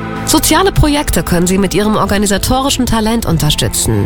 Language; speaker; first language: German; native; German